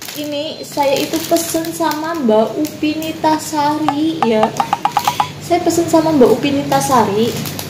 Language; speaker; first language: Indonesian; non-native, local second language; Javanese